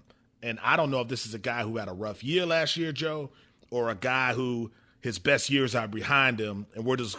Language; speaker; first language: English; native; English